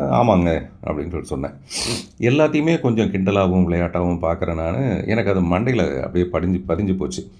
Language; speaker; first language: Tamil; non-native, local second language; Telugu